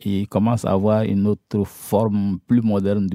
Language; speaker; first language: French; non-native, local second language; Bambara